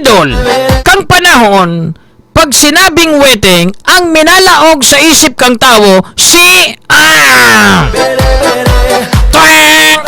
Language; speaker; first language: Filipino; non-native, local second language; Bikol